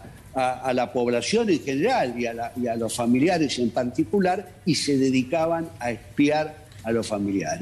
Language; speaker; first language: Spanish; native; Spanish